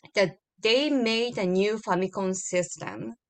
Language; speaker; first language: English; non-native, learner; Japanese